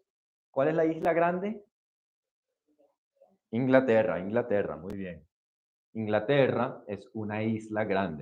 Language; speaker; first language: Spanish; non-native, fluent; English